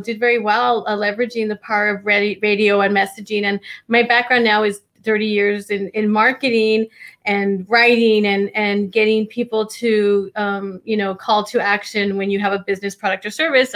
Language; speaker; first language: English; native; English